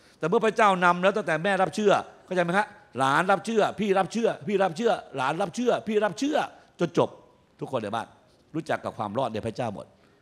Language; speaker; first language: Thai; native; Thai